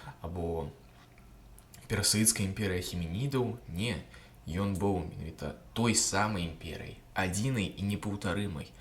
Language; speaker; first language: Belarusian; non-native, local second language; Russian